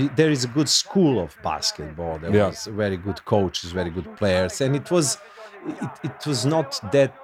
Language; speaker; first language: English; non-native, learner; Serbian